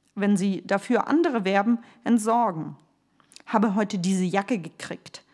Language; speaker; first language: German; early bilingual, other home language; Russian